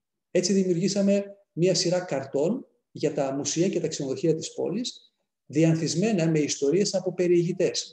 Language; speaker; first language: Greek; native; Greek